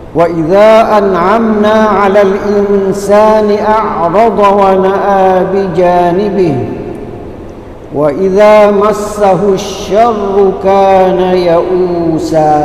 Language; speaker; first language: Malay; non-native, local second language; Achinese